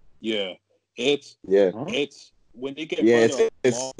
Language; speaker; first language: English; native; English